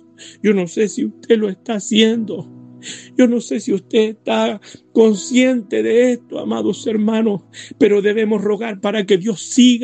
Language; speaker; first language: Spanish; native; Spanish